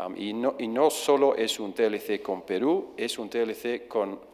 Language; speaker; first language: Spanish; non-native, fluent; English